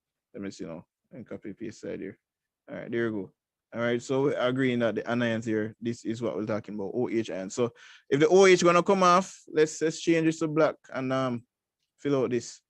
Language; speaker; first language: English; native; English